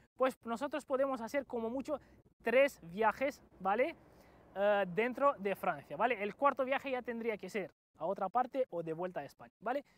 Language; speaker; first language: Spanish; non-native, fluent; Romanian